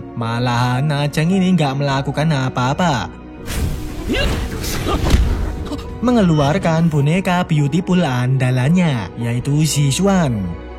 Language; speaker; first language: Indonesian; native; Indonesian